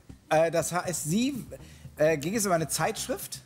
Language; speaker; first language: German; native; German